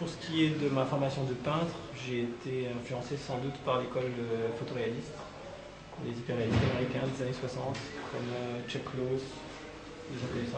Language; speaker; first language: French; native; French